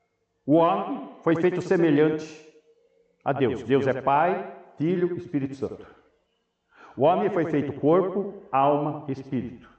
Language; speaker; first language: Portuguese; native; Portuguese